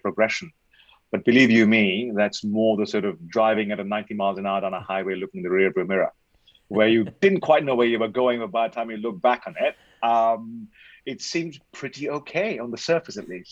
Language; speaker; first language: English; non-native, local second language; Hindi